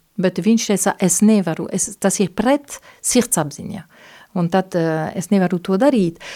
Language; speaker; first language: Latvian; non-native, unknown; Italian